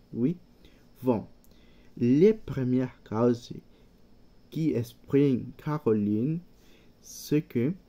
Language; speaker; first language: French; non-native, learner; Spanish